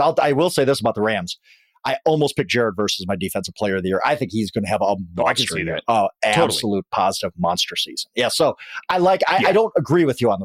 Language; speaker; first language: English; native; English